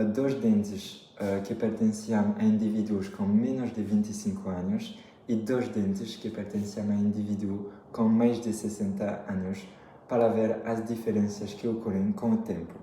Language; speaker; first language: Portuguese; non-native, fluent; French